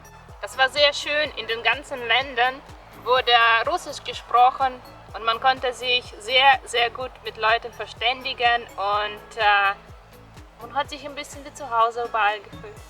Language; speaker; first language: German; non-native, fluent; Russian